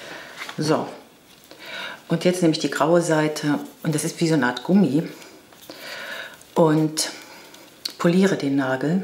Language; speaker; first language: German; native; German